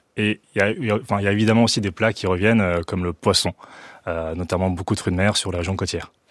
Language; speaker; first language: French; early bilingual, other home language; Chinese